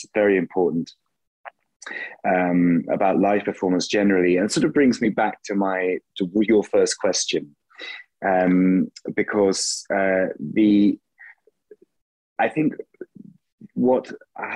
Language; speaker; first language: English; native; English